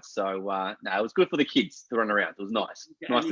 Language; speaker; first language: English; native; English